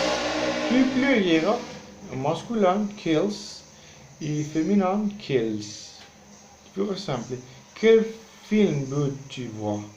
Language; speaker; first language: French; non-native, learner; Spanish